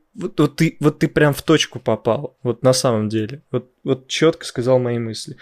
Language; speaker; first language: Russian; native; Russian